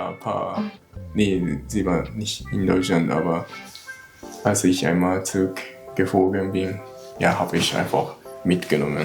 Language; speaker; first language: German; non-native, learner; Japanese